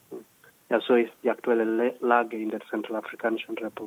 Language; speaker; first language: German; non-native, fluent; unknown